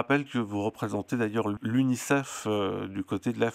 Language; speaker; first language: French; native; French